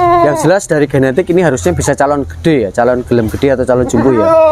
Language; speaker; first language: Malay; non-native, local second language; Javanese